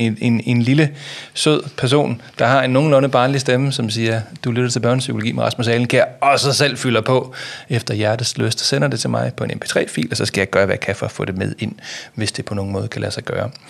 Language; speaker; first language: Danish; native; Danish